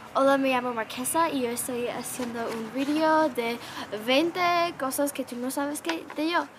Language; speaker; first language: Spanish; non-native, learner; English